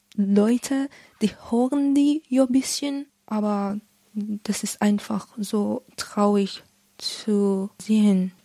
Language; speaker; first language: German; non-native, learner; Persian